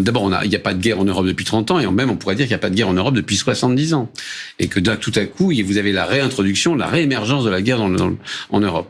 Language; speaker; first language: French; native; French